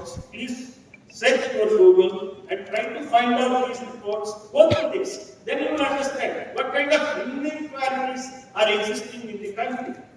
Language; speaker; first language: English; non-native, local second language; Telugu